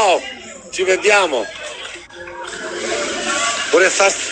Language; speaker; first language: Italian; non-native, learner; Albanian